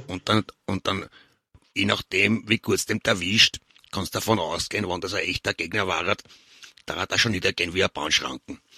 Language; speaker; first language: German; native; German